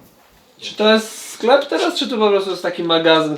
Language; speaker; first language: Polish; native; Polish